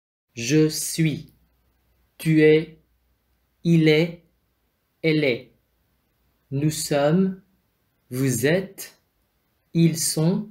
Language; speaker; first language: French; non-native, fluent; Vietnamese